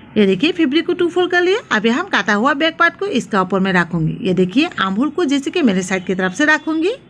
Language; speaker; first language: Hindi; non-native, local second language; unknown